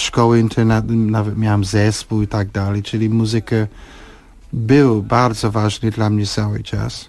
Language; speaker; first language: Polish; non-native, fluent; English